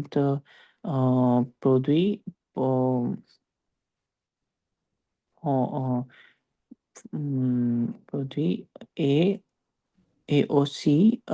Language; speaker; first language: French; non-native, learner; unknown